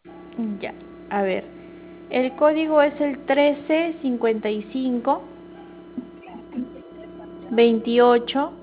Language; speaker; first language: Spanish; native; Spanish